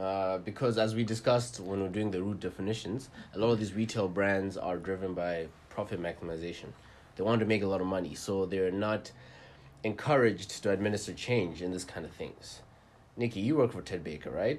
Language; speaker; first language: English; non-native, local second language; Nyanja